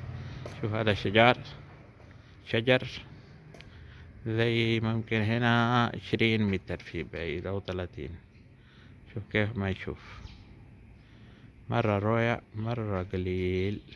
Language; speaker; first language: Arabic; non-native, learner; Urdu